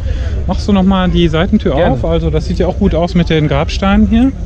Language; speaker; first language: German; native; German